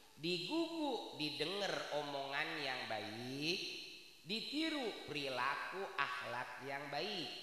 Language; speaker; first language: Indonesian; native; Indonesian